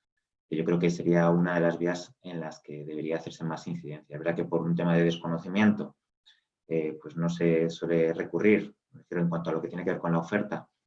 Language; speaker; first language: Spanish; native; Spanish